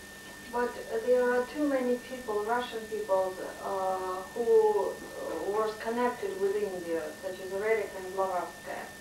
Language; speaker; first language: English; non-native, learner; Russian